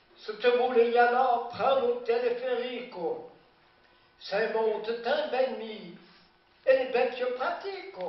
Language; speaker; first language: French; native; French